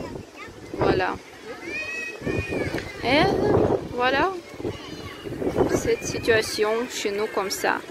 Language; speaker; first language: French; non-native, learner; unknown